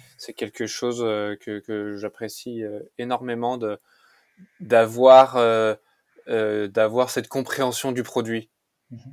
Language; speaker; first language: French; native; French